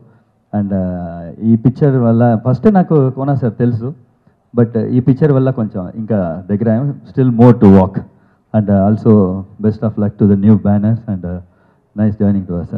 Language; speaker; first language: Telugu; non-native, learner; Tamil